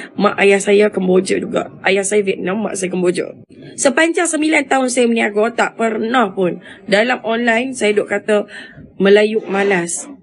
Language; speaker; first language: Malay; early bilingual, other home language; Khmer